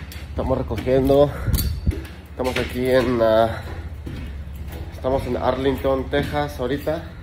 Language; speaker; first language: Spanish; early bilingual, heritage; Spanish